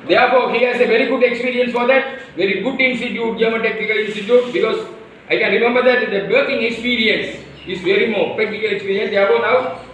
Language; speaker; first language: English; non-native, local second language; Tamil